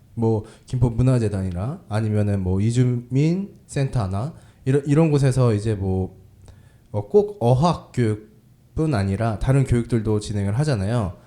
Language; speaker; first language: Korean; native; Korean